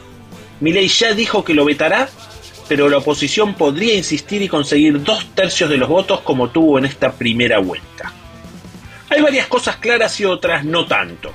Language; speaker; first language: Spanish; native; Spanish